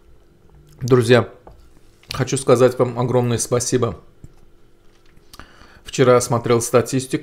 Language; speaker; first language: Russian; non-native, local second language; Azerbaijani